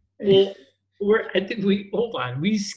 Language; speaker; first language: English; native; English